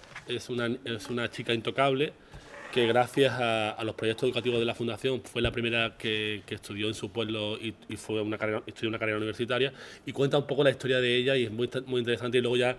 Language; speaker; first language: Spanish; native; Spanish